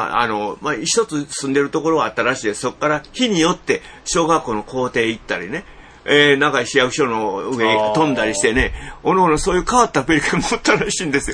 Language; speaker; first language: Japanese; native; Japanese